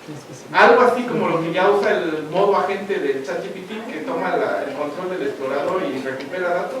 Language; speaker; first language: Spanish; native; Spanish